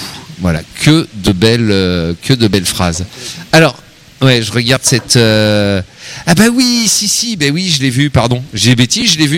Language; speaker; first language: French; native; French